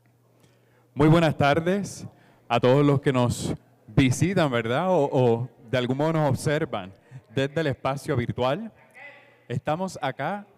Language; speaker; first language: Spanish; native; Spanish